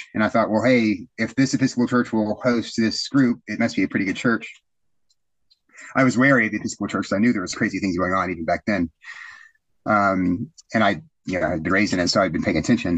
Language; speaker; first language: English; native; English